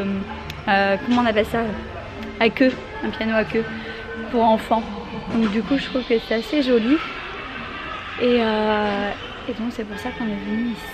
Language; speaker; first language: French; native; French